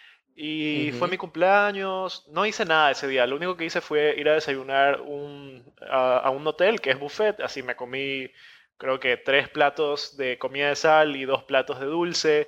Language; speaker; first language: Spanish; native; Spanish